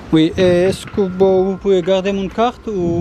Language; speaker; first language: French; non-native, fluent; Pashto